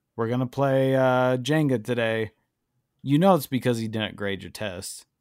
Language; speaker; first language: English; native; English